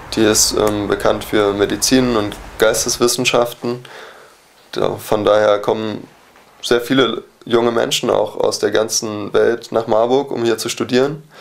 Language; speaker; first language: German; native; German